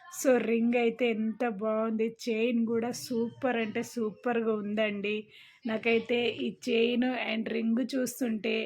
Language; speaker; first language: Telugu; non-native, local second language; Lambadi